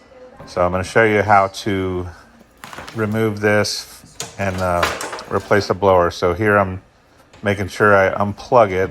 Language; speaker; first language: English; native; English